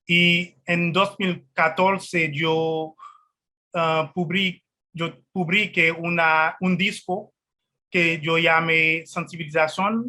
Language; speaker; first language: Spanish; non-native, fluent; Haitian Creole